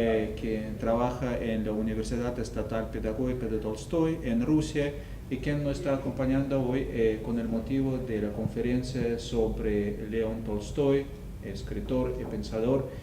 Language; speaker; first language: Spanish; non-native, fluent; Russian